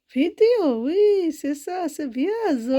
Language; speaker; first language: French; non-native, learner; Bangla